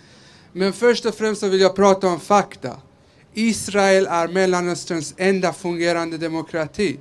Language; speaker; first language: Swedish; early bilingual, other home language; Persian